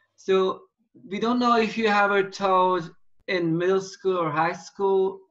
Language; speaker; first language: English; non-native, fluent; Turkish